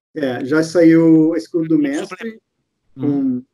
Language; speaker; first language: Portuguese; non-native, fluent; English